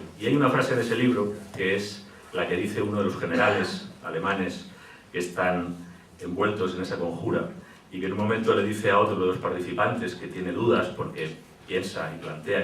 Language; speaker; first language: Spanish; native; Spanish